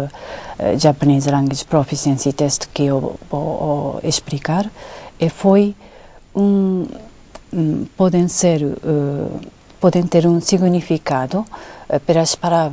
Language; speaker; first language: Portuguese; non-native, fluent; Japanese